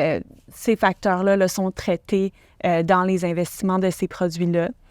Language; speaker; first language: French; native; French